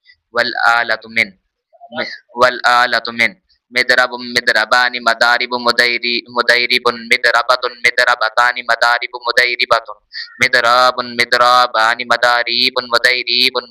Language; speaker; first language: Arabic; non-native, learner; Urdu